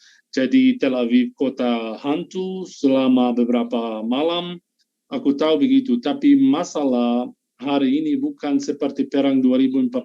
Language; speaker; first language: Indonesian; non-native, fluent; Arabic